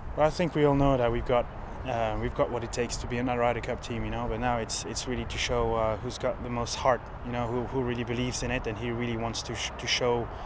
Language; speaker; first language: English; non-native, fluent; French